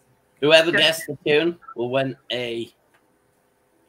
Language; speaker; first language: English; native; English